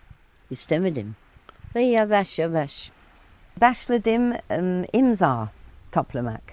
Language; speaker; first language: Turkish; non-native, learner; English